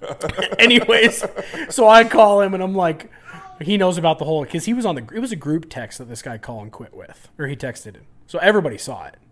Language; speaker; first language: English; native; English